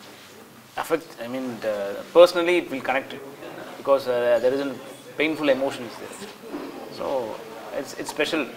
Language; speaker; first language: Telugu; non-native, learner; Tamil